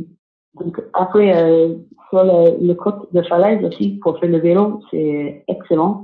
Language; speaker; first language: French; non-native, fluent; English